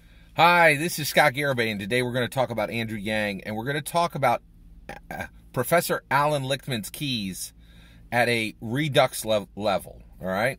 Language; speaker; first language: English; native; English